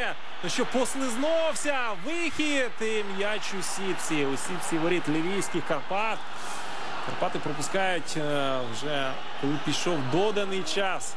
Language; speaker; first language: Ukrainian; native; Ukrainian